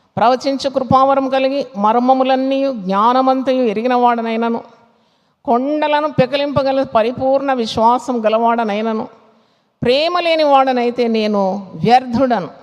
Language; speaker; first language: Telugu; non-native, fluent; Malayalam